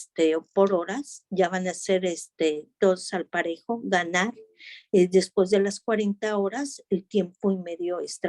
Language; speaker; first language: Spanish; native; Spanish